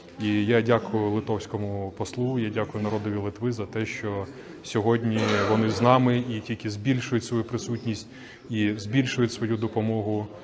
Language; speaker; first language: Ukrainian; native; Ukrainian